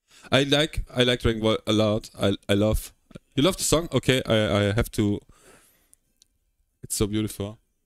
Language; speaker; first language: English; non-native, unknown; German